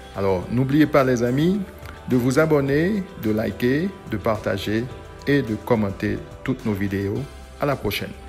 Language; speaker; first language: French; non-native, local second language; Haitian Creole